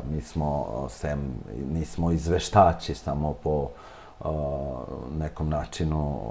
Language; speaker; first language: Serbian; non-native, local second language; Albanian